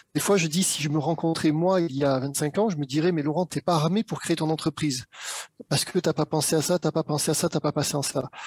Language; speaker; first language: French; native; French